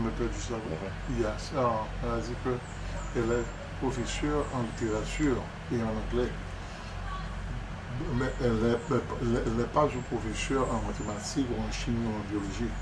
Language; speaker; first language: French; non-native, local second language; Haitian Creole